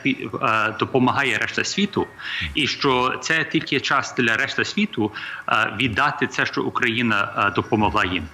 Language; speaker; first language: Ukrainian; early bilingual, heritage; Ukrainian